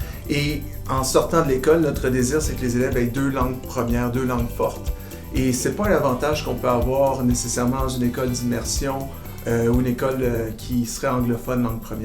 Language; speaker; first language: French; native; French